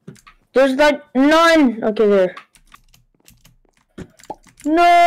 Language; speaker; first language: English; native; English